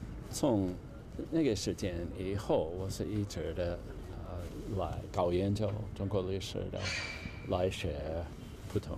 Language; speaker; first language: Chinese; non-native, learner; English